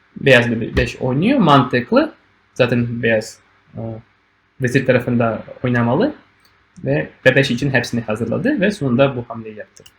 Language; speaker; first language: Turkish; non-native, fluent; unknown